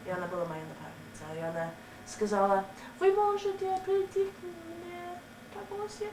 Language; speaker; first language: Russian; non-native, learner; English